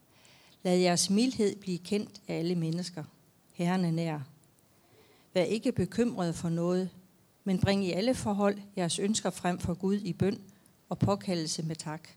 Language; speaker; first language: Danish; native; Danish